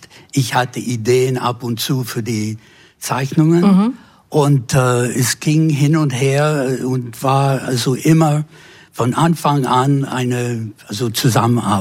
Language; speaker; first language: German; non-native, fluent; English